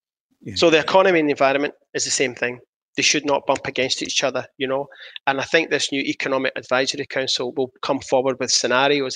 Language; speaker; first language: English; native; English